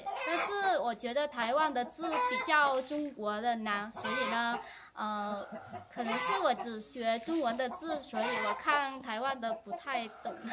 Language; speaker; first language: Chinese; non-native, learner; Vietnamese